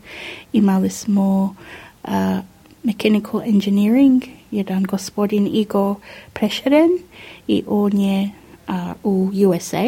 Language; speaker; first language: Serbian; early bilingual, heritage; Serbian